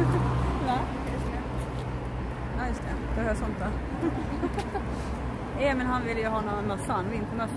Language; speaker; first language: Swedish; native; Swedish